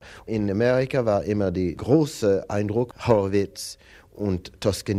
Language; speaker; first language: German; non-native, learner; English